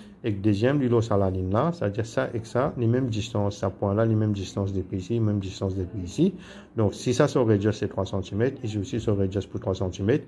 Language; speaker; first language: French; non-native, local second language; Morisyen